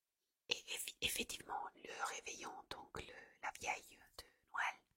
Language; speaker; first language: French; non-native, fluent; Italian